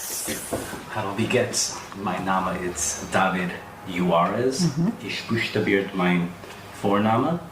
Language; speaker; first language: German; non-native, learner; English